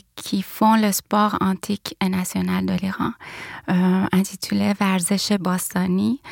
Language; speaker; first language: French; non-native, fluent; Persian